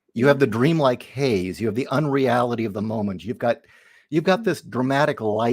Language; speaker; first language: English; native; English